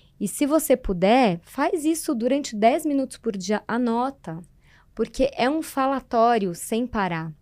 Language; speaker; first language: Portuguese; native; Portuguese